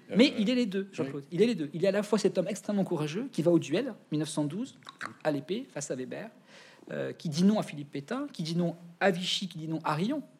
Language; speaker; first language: French; native; French